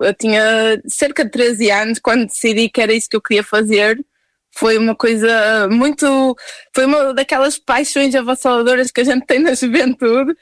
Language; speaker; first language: Portuguese; native; Portuguese